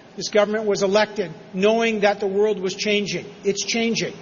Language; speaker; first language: English; native; English